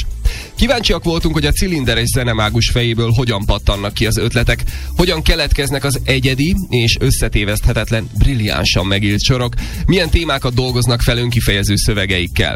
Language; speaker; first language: Hungarian; native; Hungarian